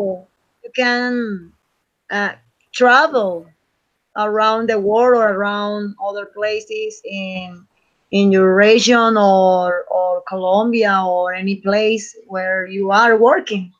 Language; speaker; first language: English; non-native, learner; Spanish